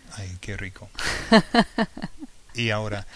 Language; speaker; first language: Spanish; non-native, learner; English